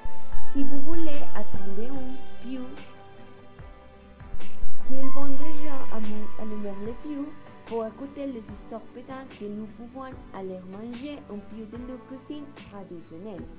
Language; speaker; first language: French; non-native, learner; Spanish